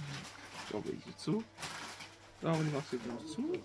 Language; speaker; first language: German; native; German